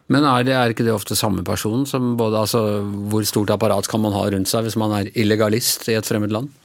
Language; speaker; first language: Norwegian; native; Norwegian